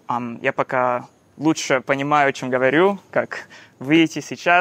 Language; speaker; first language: Russian; non-native, learner; English